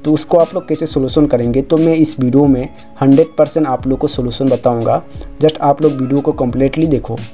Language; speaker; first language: Hindi; non-native, local second language; Assamese